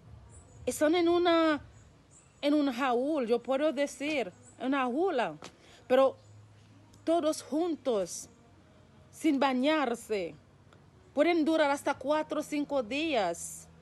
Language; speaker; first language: Spanish; non-native, local second language; Haitian Creole